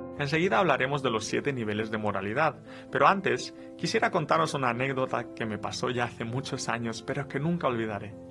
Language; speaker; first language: Spanish; non-native, fluent; Romanian